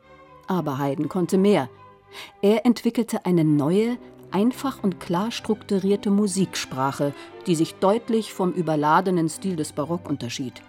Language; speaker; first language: German; native; German